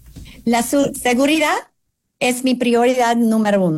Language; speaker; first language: Spanish; non-native, fluent; English